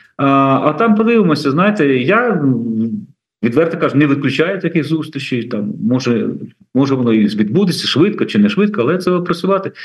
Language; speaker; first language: Ukrainian; native; Ukrainian